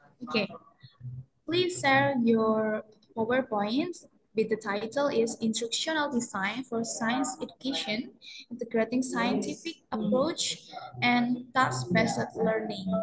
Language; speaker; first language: English; non-native, fluent; Indonesian